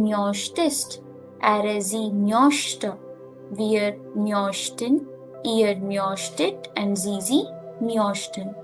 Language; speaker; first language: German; non-native, learner; Hindi